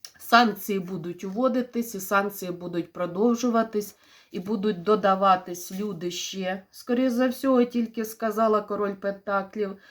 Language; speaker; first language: Ukrainian; non-native, local second language; Russian